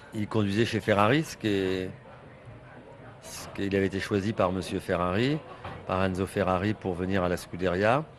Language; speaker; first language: French; native; French